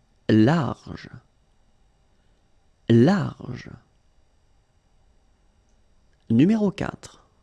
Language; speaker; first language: French; native; French